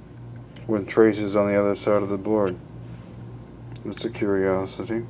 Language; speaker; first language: English; native; English